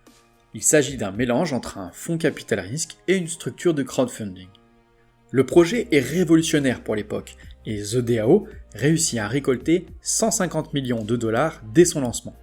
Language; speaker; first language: French; native; French